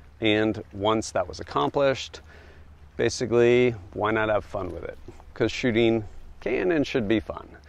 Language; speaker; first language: English; native; English